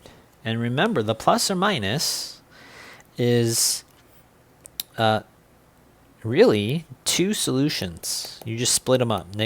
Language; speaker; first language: English; native; English